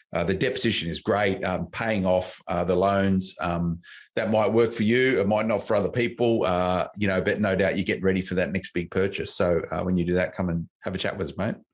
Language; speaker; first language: English; native; English